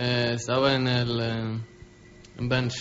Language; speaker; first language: Spanish; non-native, learner; Swedish